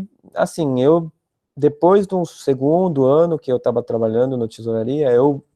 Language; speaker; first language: Portuguese; non-native, fluent; Korean